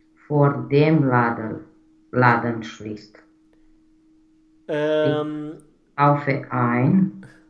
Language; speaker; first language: German; non-native, learner; Romanian